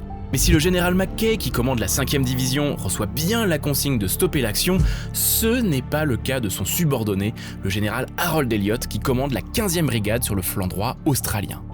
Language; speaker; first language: French; native; French